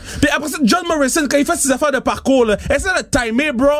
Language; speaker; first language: French; native; French